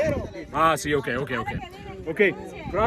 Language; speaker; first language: Spanish; non-native, learner; Dutch